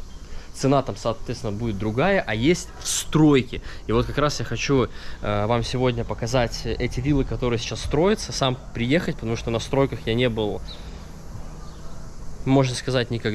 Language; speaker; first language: Russian; native; Russian